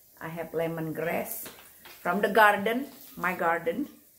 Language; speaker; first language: English; non-native, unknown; Indonesian